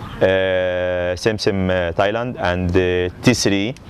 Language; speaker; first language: English; non-native, learner; Arabic